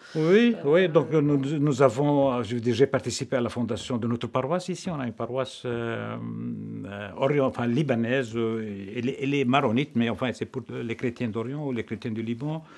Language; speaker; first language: French; non-native, local second language; Arabic